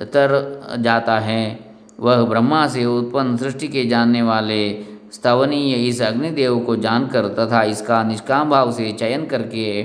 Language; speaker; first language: Hindi; non-native, local second language; Kannada